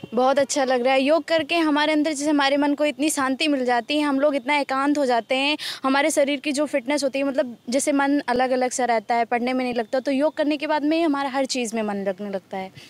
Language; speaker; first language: Hindi; native; Hindi